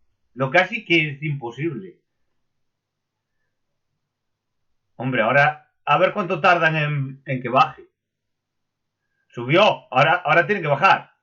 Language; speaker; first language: Spanish; native; Spanish